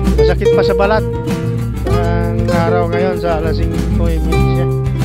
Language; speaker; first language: Filipino; non-native, local second language; Hiligaynon